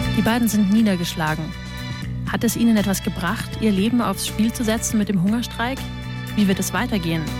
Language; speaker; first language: German; native; German